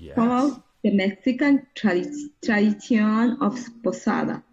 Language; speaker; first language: English; non-native, learner; Spanish